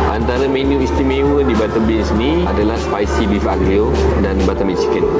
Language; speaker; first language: Malay; native; Malay